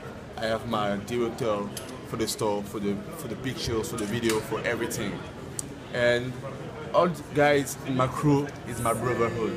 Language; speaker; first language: English; non-native, learner; French